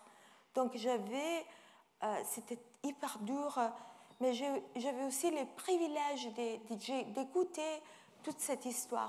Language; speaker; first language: French; non-native, fluent; Italian